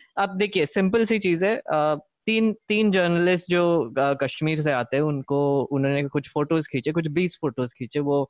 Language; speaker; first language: Hindi; non-native, local second language; Marathi